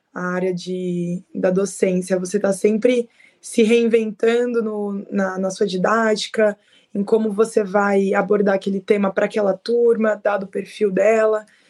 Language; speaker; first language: Portuguese; native; Portuguese